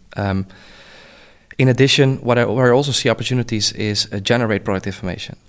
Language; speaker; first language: English; non-native, fluent; Dutch